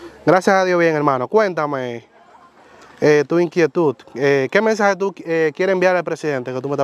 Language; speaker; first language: Spanish; native; Spanish